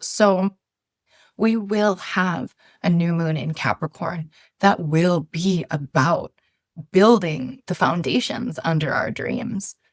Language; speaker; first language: English; native; English